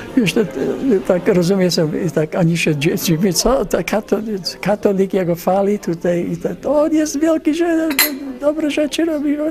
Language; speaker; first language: Polish; early bilingual, heritage; Polish